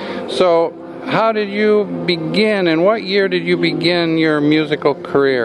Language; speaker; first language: English; native; English